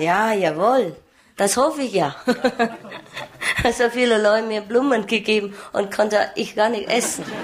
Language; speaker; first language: German; non-native, learner; Vietnamese